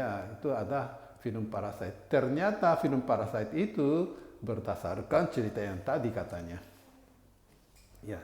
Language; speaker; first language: Indonesian; non-native, fluent; Japanese